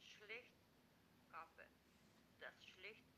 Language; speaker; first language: German; non-native, learner; Macedonian